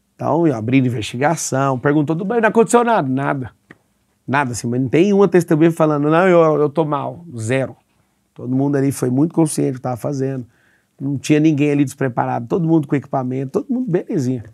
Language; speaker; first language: Portuguese; native; Portuguese